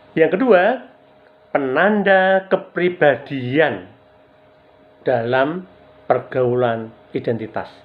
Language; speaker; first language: Indonesian; non-native, local second language; Javanese